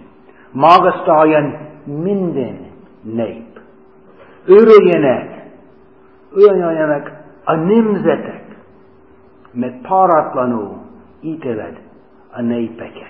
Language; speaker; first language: Hungarian; non-native, fluent; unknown